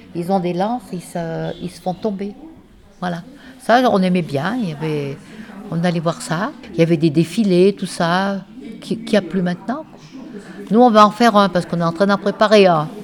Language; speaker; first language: French; native; French